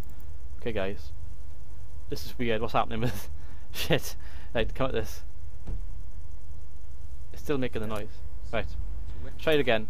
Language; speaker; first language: English; native; English